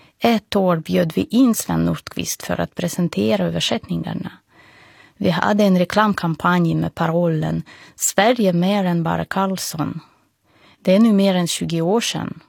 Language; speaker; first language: Swedish; non-native, fluent; Russian